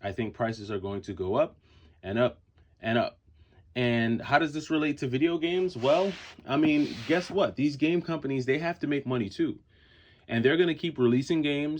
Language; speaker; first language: English; native; English